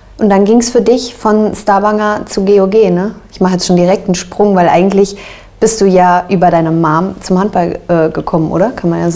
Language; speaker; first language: German; native; German